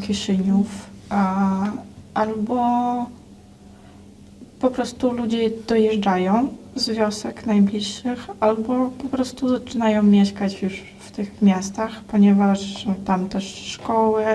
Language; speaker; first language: Polish; non-native, fluent; Russian